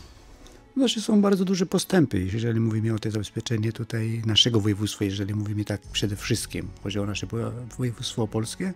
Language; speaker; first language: Polish; non-native, fluent; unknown